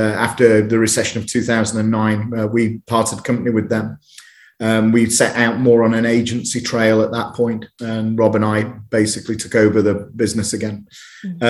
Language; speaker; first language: English; native; English